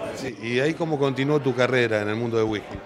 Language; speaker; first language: Spanish; native; Spanish